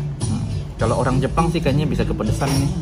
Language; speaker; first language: Indonesian; native; Indonesian